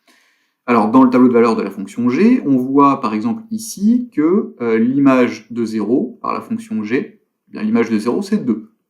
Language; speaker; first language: French; native; French